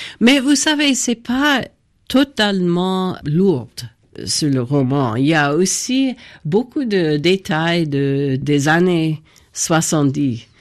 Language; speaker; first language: French; non-native, fluent; English